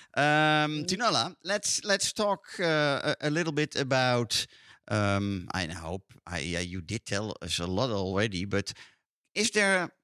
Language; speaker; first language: English; non-native, fluent; Dutch